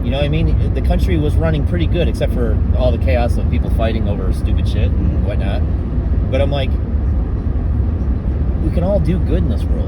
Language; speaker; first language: English; native; English